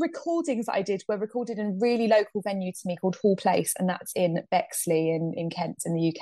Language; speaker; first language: English; native; English